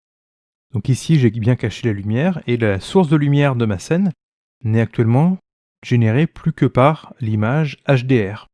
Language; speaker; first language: French; native; French